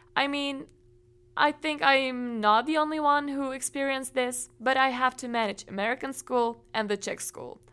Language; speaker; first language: English; non-native, fluent; Czech